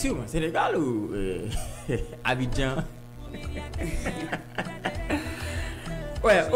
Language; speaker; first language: French; non-native, local second language; Haitian Creole